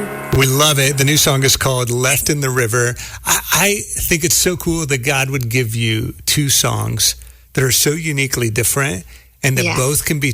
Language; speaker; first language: English; native; English